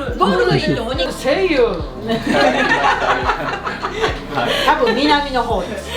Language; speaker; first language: Japanese; non-native, learner; French